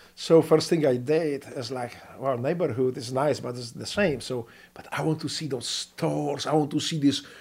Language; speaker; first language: English; non-native, fluent; Polish